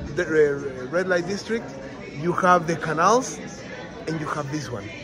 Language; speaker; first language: English; non-native, fluent; Spanish